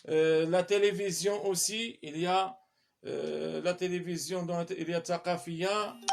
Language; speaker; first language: French; non-native, local second language; Arabic